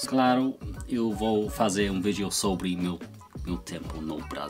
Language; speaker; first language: Portuguese; non-native, learner; English